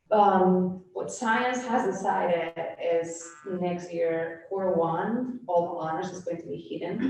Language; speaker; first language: English; non-native, fluent; Spanish